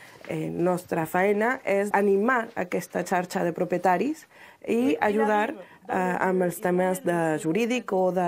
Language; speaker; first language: Catalan; non-native, local second language; French